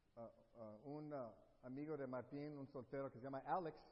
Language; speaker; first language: Spanish; early bilingual, heritage; Spanish